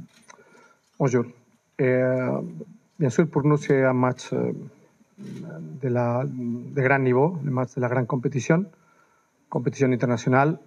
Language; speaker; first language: French; non-native, fluent; Spanish